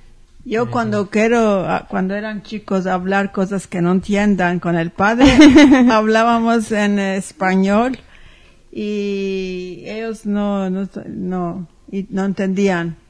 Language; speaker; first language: Spanish; early bilingual, heritage; Ladino